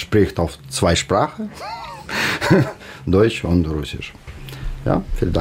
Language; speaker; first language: German; non-native, learner; Russian